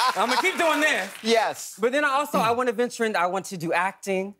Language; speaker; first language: English; native; English